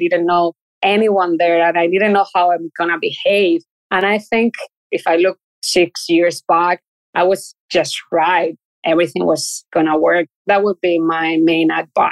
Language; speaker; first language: English; non-native, fluent; Spanish